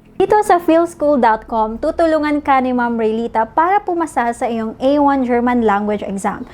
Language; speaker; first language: Filipino; non-native, local second language; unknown